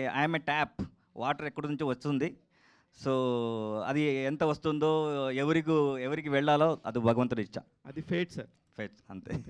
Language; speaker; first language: Telugu; non-native, learner; Kannada